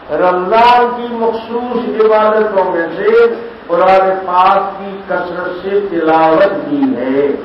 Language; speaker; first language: Urdu; native; Urdu